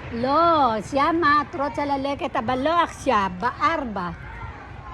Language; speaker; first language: Hebrew; non-native, learner; Filipino